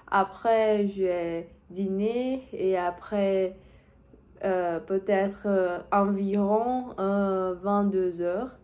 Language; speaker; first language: French; non-native, learner; Portuguese